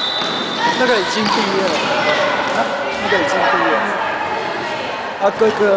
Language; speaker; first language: Chinese; native; Chinese